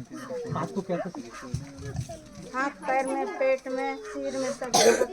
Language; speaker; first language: Hindi; non-native, local second language; Chhattisgarhi